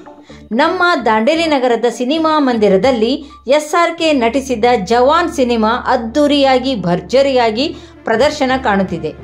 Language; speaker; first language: Kannada; native; Kannada